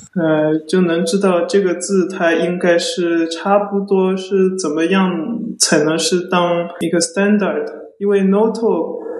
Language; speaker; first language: Chinese; early bilingual, heritage; Chinese